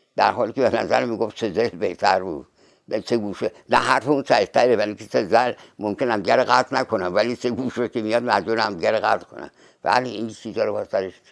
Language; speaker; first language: Persian; native; Persian